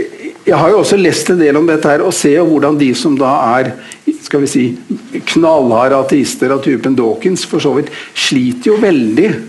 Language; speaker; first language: Norwegian; native; Norwegian